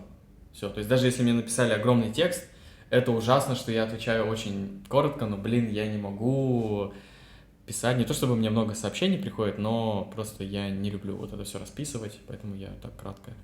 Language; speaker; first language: Russian; native; Russian